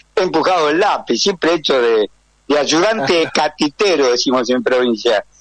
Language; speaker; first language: Spanish; native; Spanish